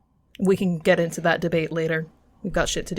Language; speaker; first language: English; native; English